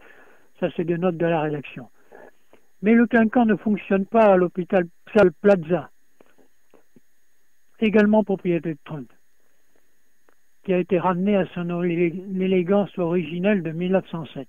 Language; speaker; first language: French; native; French